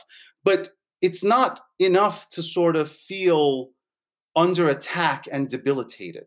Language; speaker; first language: English; native; English